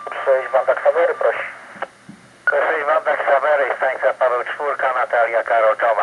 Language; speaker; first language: Polish; native; Polish